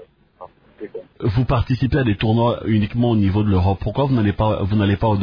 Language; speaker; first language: French; non-native, local second language; Lingala